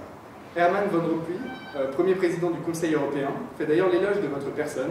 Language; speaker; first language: French; native; French